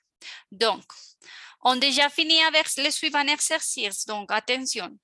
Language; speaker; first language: French; non-native, fluent; Spanish